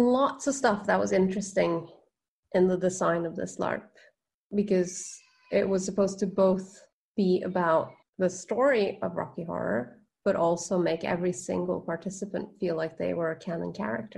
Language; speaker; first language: English; non-native, fluent; Norwegian